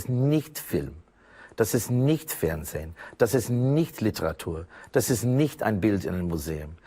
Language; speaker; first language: German; non-native, fluent; English